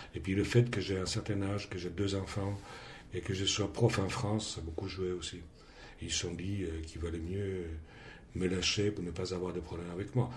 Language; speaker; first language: French; non-native, fluent; Greek